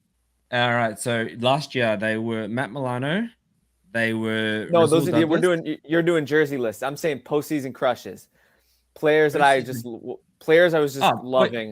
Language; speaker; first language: English; native; English